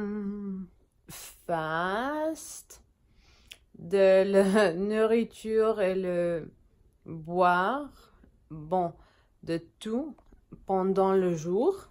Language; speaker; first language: French; non-native, learner; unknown